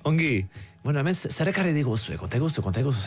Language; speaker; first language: Basque; native; Basque